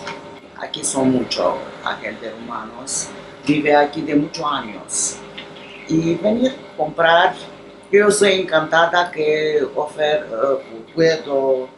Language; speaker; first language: Spanish; non-native, learner; Romanian